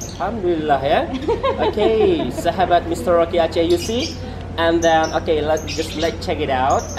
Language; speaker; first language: English; non-native, fluent; Indonesian